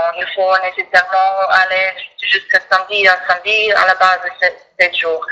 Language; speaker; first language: French; non-native, fluent; Croatian